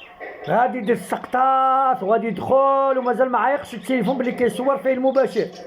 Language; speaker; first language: Arabic; native; Arabic